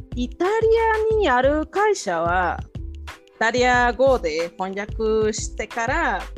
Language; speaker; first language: Japanese; non-native, fluent; Spanish